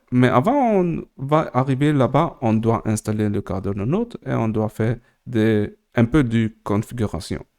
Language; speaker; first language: French; non-native, learner; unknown